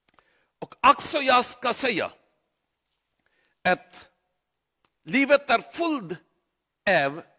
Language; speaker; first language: Swedish; non-native, learner; Urdu